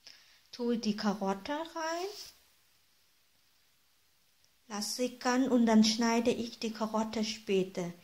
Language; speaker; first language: German; non-native, fluent; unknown